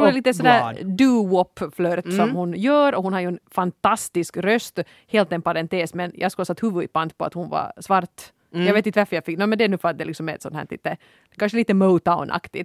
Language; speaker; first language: Swedish; native; Swedish